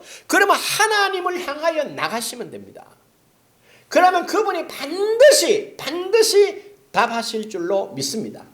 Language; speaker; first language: Korean; native; Korean